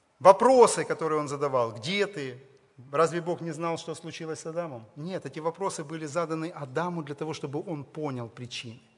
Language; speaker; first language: Russian; native; Russian